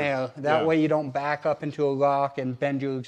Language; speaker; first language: English; native; English